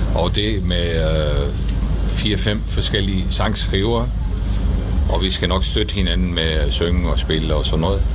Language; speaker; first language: Danish; non-native, fluent; Dutch